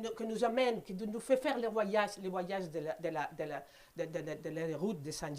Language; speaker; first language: French; non-native, fluent; Spanish